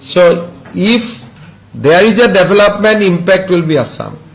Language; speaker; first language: English; non-native, local second language; Assamese